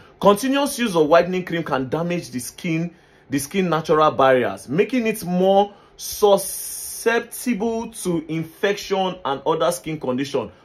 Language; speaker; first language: Nigerian Pidgin; native; Nigerian Pidgin